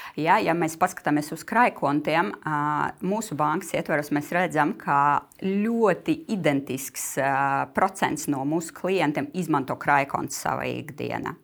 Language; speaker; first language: Latvian; non-native, local second language; Russian